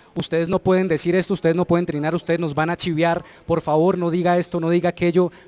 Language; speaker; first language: Spanish; native; Spanish